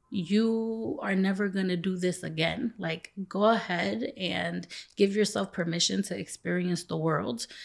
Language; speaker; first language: English; native; English